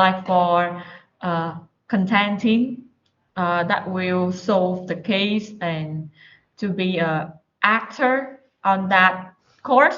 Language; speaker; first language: English; non-native, learner; Vietnamese